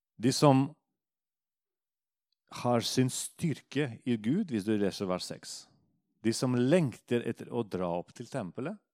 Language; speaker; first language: Norwegian; non-native, fluent; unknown